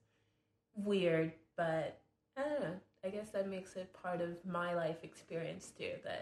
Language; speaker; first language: English; non-native, fluent; French